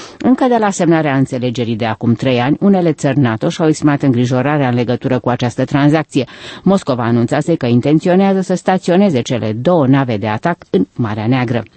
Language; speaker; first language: Romanian; native; Romanian